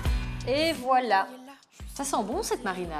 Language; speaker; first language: French; native; French